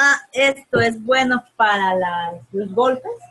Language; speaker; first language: Spanish; native; Spanish